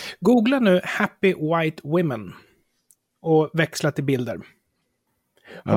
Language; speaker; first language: Swedish; native; Swedish